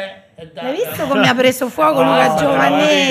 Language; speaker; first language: Italian; native; Italian